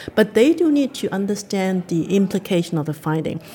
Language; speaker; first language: English; non-native, local second language; Cantonese